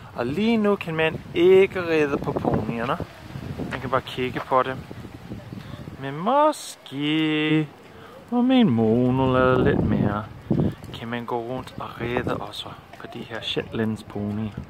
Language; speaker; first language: Danish; non-native, fluent; English